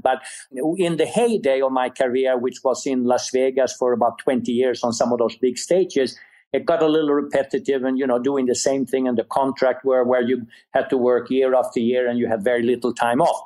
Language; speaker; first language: English; non-native, fluent; Swedish